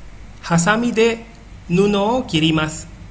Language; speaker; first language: Japanese; non-native, fluent; Indonesian